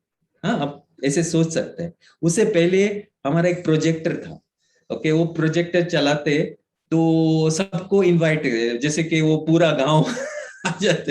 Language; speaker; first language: Hindi; native; Hindi